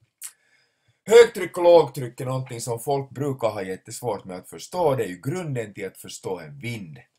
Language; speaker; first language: Swedish; native; Swedish